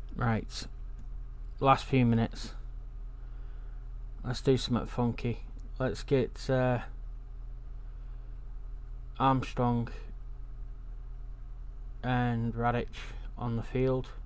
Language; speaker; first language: English; native; English